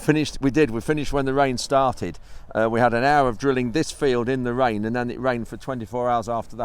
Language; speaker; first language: English; native; English